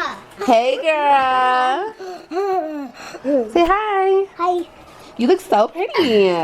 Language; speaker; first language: English; native; English